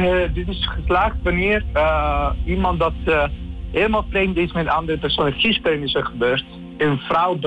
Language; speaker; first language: Dutch; non-native, fluent; Italian